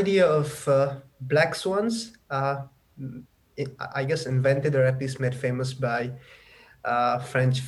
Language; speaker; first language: English; non-native, local second language; Nepali